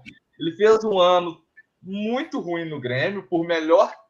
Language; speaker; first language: Portuguese; native; Portuguese